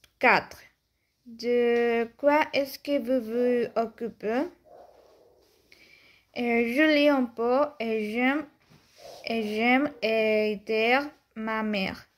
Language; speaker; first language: French; non-native, learner; Spanish